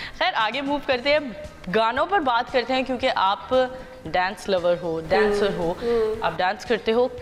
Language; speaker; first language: Hindi; native; Hindi